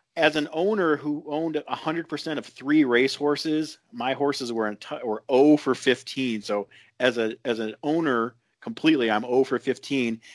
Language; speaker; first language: English; native; English